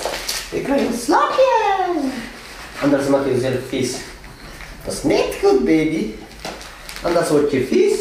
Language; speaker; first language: Dutch; non-native, learner; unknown